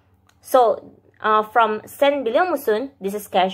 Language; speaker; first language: English; non-native, fluent; Indonesian